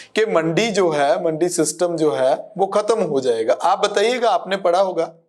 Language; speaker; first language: Hindi; non-native, local second language; Punjabi